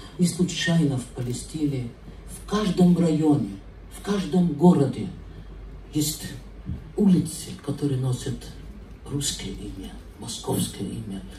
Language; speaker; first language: Russian; non-native, fluent; Arabic